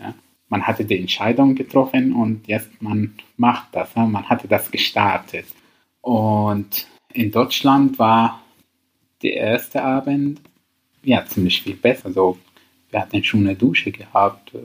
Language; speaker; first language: German; non-native, learner; Arabic